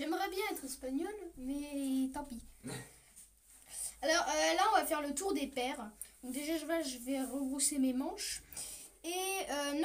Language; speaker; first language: French; native; French